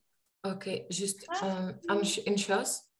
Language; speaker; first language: French; non-native, learner; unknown